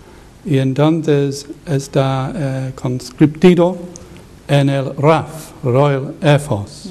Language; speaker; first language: Spanish; non-native, learner; English